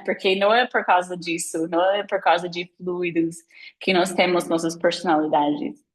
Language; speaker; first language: Portuguese; non-native, fluent; English